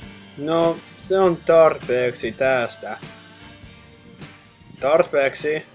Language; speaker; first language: Finnish; non-native, learner; English